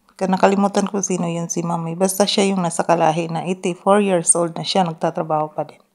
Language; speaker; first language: Filipino; non-native, local second language; Cebuano